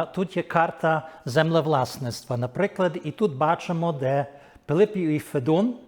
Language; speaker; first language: Ukrainian; early bilingual, heritage; Ukrainian